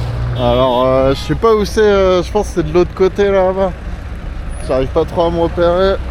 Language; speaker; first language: French; native; French